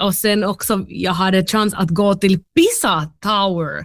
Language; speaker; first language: Swedish; non-native, learner; Finnish